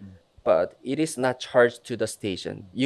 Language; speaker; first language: English; non-native, fluent; Korean